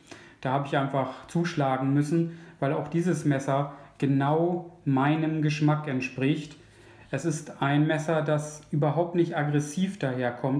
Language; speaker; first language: German; native; German